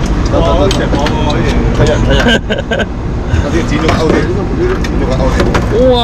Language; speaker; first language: Chinese; native; Chinese